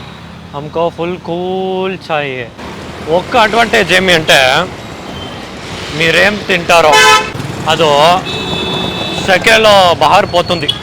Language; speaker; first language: Telugu; non-native, learner; Kannada